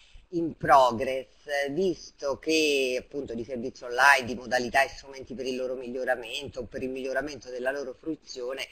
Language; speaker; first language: Italian; native; Italian